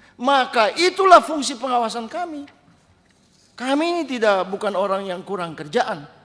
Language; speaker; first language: Indonesian; native; Indonesian